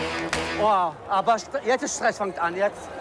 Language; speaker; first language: German; non-native, learner; Arabic